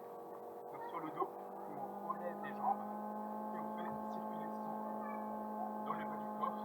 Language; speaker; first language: French; native; French